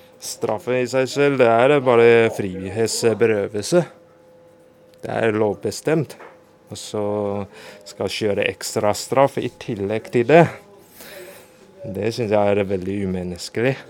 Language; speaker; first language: Norwegian; non-native, fluent; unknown